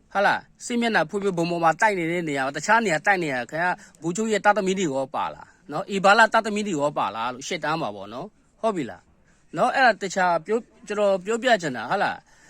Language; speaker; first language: Burmese; non-native, local second language; Kachin